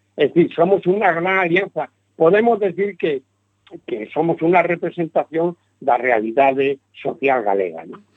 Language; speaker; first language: Galician; non-native, local second language; Spanish